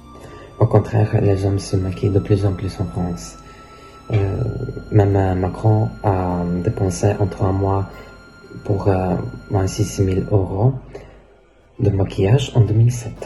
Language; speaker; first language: French; non-native, learner; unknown